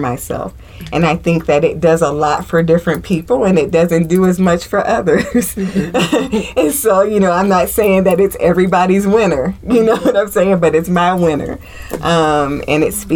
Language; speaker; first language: English; native; English